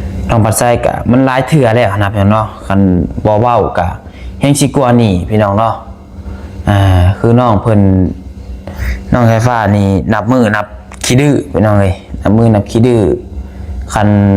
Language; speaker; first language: Thai; non-native, local second language; Lao